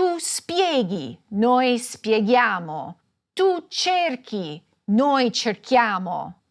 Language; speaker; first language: Italian; non-native, fluent; English